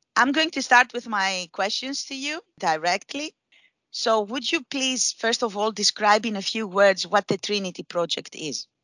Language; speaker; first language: English; non-native, fluent; Greek